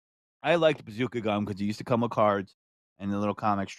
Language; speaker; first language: English; native; English